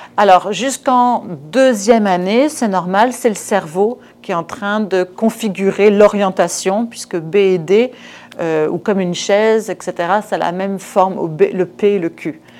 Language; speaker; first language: French; native; French